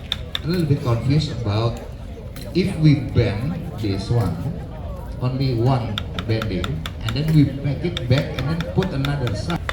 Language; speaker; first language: English; non-native, learner; Indonesian